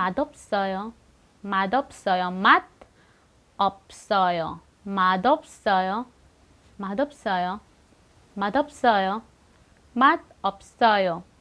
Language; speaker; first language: Korean; non-native, fluent; Filipino